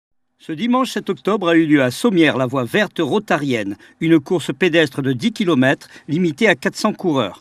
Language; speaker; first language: French; native; French